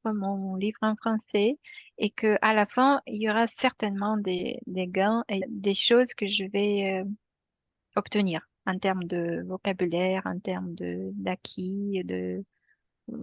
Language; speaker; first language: French; non-native, fluent; Romanian